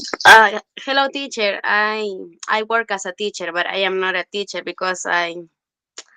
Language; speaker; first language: English; non-native, learner; Spanish